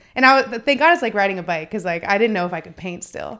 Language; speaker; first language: English; native; English